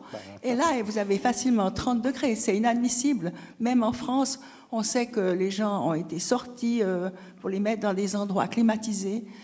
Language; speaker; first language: French; native; French